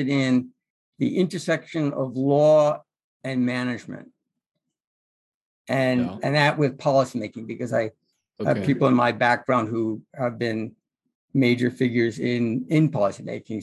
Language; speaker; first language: English; native; English